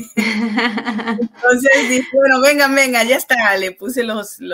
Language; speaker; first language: Spanish; early bilingual, heritage; Spanish